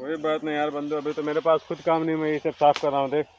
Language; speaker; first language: Hindi; native; Hindi